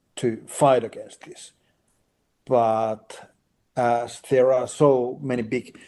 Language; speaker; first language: English; non-native, fluent; Finnish